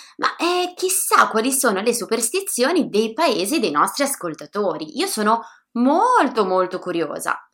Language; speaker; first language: Italian; native; Italian